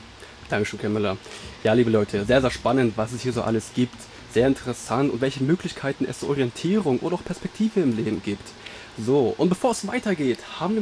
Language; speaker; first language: German; native; German